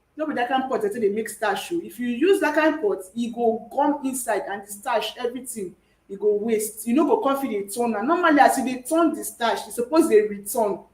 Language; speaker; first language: Nigerian Pidgin; native; Nigerian Pidgin